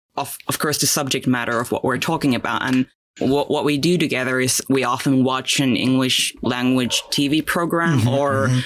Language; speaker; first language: English; non-native, fluent; Finnish